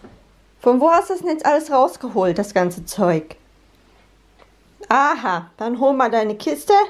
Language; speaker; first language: German; native; German